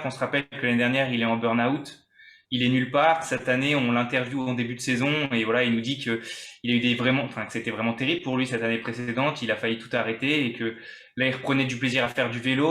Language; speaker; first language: French; native; French